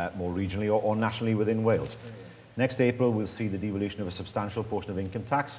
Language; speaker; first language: English; native; English